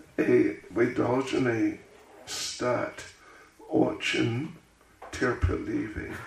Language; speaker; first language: Russian; non-native, learner; English